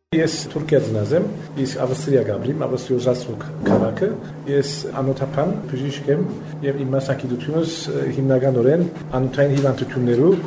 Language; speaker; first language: Armenian; early bilingual, heritage; Armenian